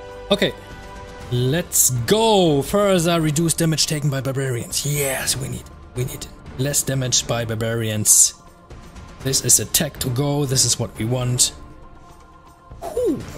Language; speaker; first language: English; non-native, fluent; German